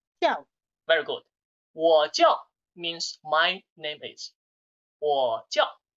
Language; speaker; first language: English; non-native, learner; Chinese